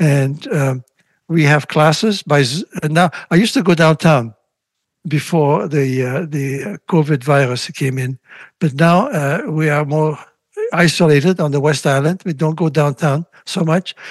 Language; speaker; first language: English; non-native, fluent; Russian